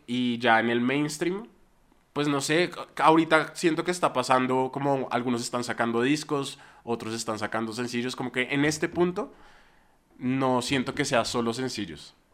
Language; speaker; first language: Spanish; native; Spanish